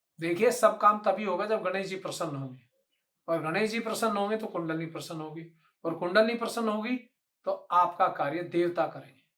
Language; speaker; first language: Hindi; native; Hindi